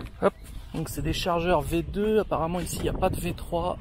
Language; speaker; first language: French; native; French